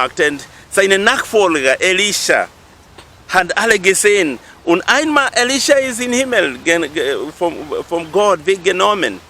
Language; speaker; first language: German; non-native, learner; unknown